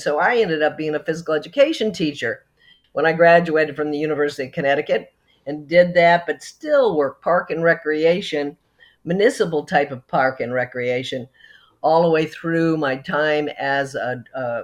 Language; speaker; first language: English; native; English